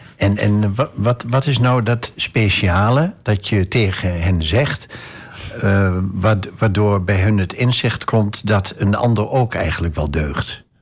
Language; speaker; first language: Dutch; native; Dutch